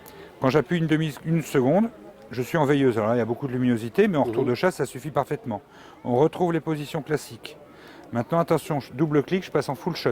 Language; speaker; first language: French; native; French